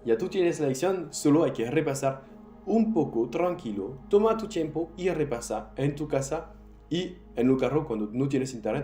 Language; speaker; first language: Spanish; non-native, fluent; French